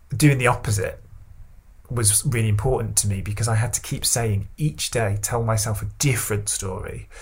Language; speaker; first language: English; native; English